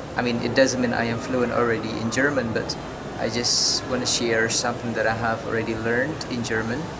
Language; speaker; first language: English; non-native, fluent; Indonesian